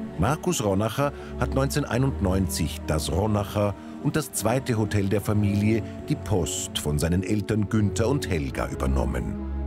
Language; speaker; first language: German; native; German